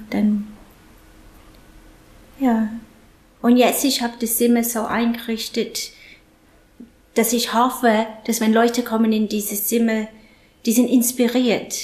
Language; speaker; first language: German; non-native, fluent; English